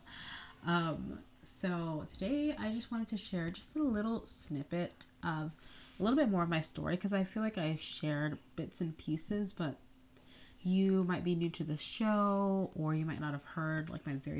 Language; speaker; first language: English; native; English